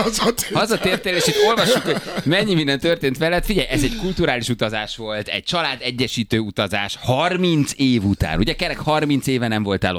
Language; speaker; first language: Hungarian; native; Hungarian